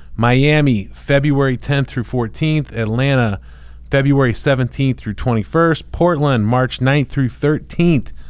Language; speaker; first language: English; native; English